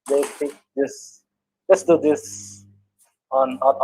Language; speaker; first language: English; non-native, learner; Indonesian